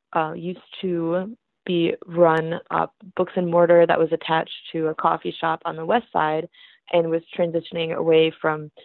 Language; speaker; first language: English; native; English